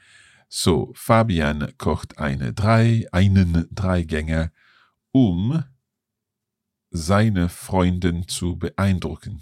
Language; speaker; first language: German; non-native, learner; English